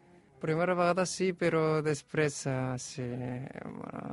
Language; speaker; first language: Catalan; non-native, learner; Korean